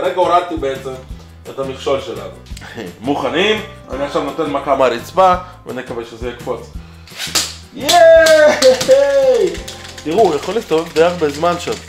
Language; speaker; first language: Hebrew; native; Hebrew